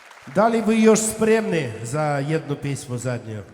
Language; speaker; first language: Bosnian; non-native, learner; Russian